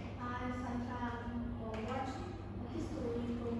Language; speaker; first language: English; non-native, learner; Vietnamese